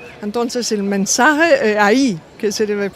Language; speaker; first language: Spanish; non-native, fluent; French